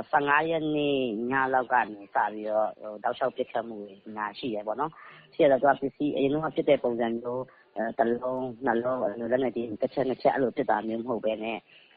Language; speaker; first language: Burmese; native; Burmese